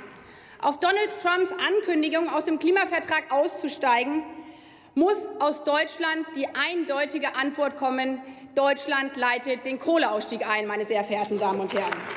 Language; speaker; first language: German; native; German